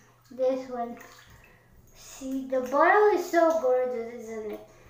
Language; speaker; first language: English; non-native, local second language; Filipino